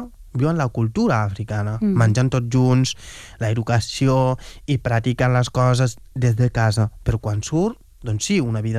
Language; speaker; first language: Catalan; non-native, fluent; Wolof